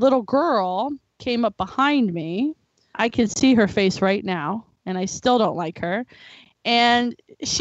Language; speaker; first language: English; native; English